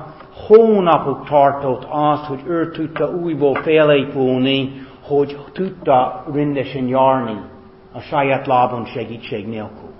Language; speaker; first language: Hungarian; non-native, fluent; English